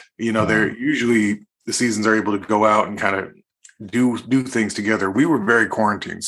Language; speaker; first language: English; native; English